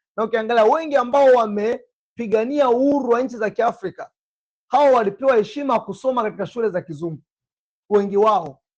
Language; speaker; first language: Swahili; native; Swahili